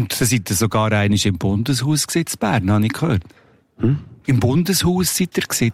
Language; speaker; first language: German; native; German